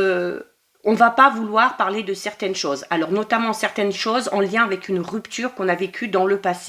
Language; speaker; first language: French; native; French